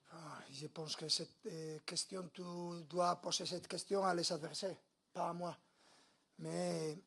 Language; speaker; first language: French; non-native, learner; Spanish